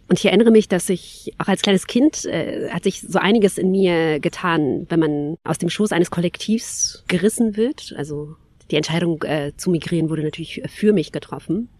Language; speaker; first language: German; early bilingual, other home language; Kabyle